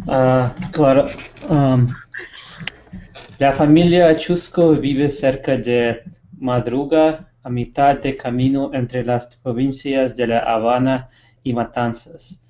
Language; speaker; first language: Spanish; non-native, learner; English